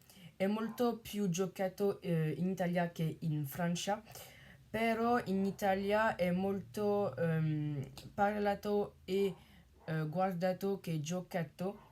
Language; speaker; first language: Italian; non-native, learner; French